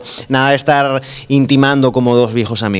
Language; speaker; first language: Spanish; native; Spanish